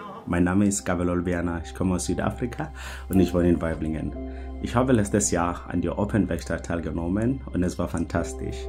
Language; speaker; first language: German; non-native, fluent; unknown